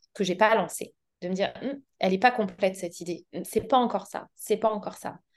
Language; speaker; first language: French; native; French